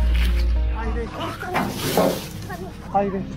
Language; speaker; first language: Turkish; native; Turkish